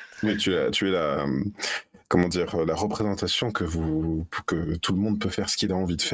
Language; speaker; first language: French; native; French